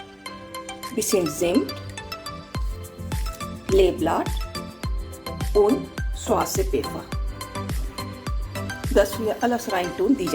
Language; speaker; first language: German; non-native, learner; Hindi